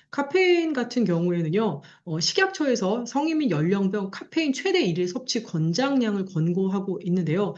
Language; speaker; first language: Korean; native; Korean